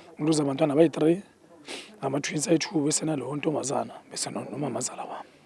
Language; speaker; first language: Zulu; native; Zulu